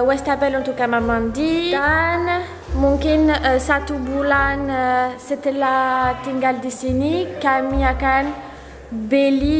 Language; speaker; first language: Indonesian; non-native, learner; French